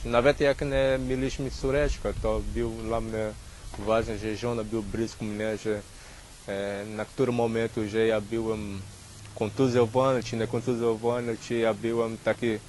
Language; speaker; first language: Polish; non-native, learner; Portuguese